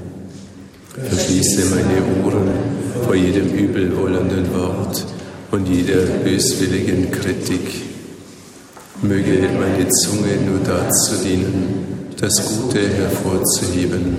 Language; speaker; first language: German; native; German